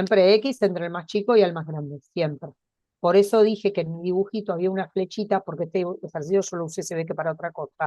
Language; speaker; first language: Spanish; native; Spanish